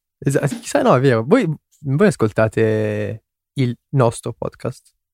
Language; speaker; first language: Italian; native; Italian